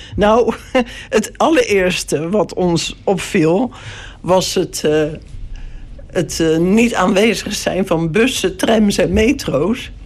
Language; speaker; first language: Dutch; native; Dutch